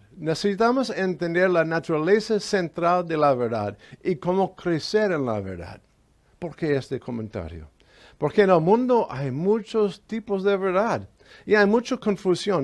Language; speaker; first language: Spanish; non-native, fluent; English